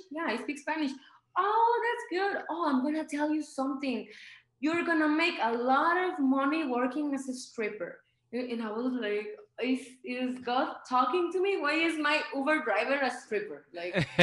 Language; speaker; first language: English; non-native, fluent; Spanish